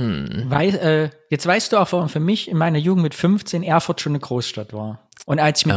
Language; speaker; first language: German; native; German